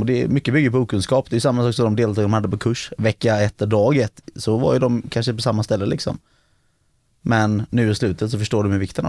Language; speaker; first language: Swedish; native; Swedish